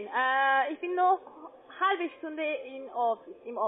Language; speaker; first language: German; non-native, learner; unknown